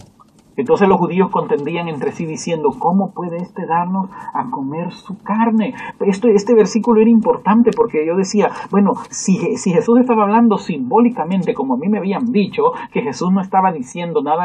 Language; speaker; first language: Spanish; native; Spanish